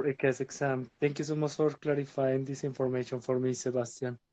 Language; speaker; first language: English; non-native, learner; Spanish